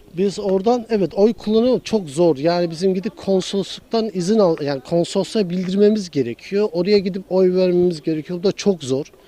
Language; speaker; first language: Turkish; native; Turkish